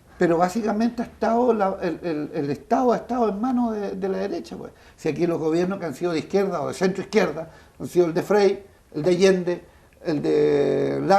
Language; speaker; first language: Spanish; native; Spanish